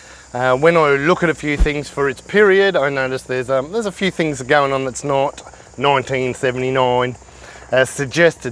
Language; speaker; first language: English; native; English